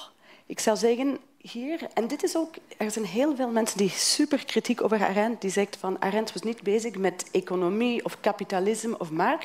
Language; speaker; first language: Dutch; non-native, fluent; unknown